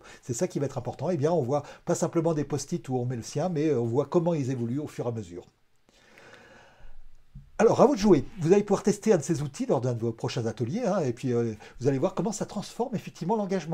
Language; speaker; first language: French; native; French